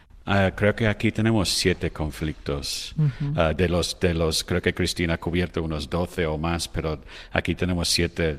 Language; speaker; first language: Spanish; non-native, fluent; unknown